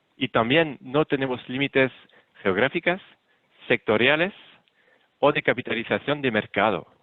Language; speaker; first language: Spanish; non-native, fluent; French